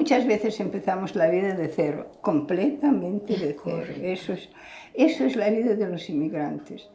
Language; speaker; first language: Spanish; early bilingual, heritage; Spanish